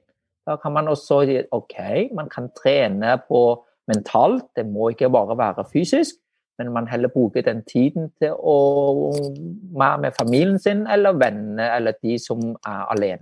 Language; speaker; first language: Norwegian; non-native, fluent; Vietnamese